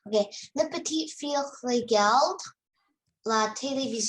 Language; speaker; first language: French; non-native, learner; Chinese